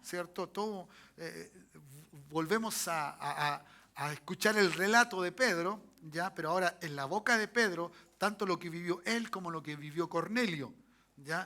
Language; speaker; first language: Spanish; native; Spanish